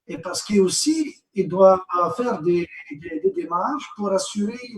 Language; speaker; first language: French; non-native, local second language; Arabic